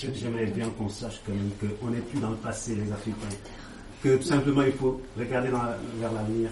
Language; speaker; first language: French; non-native, local second language; Wolof